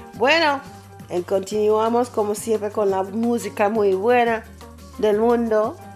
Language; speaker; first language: Spanish; non-native, fluent; English